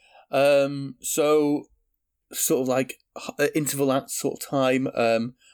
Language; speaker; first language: English; native; English